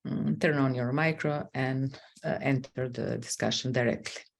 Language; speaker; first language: English; non-native, fluent; Macedonian